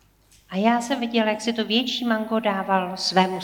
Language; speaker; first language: Czech; native; Czech